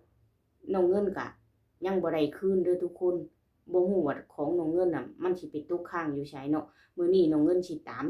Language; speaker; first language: Thai; non-native, local second language; Lao